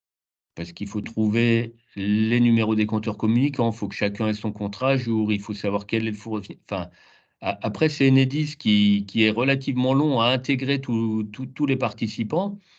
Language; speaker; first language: French; native; French